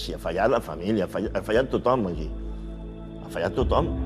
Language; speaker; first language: Catalan; native; Catalan